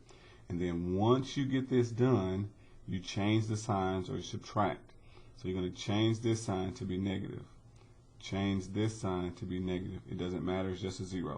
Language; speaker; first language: English; native; English